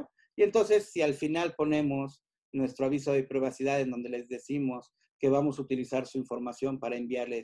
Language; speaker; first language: Spanish; native; Spanish